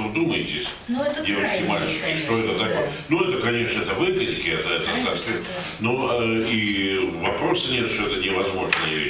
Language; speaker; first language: Russian; native; Russian